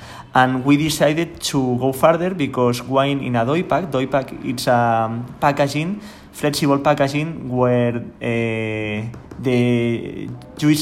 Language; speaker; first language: English; non-native, learner; Spanish